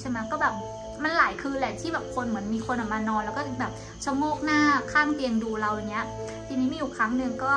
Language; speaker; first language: Thai; native; Thai